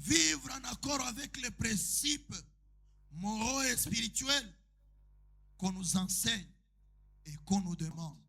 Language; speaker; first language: French; non-native, local second language; Swahili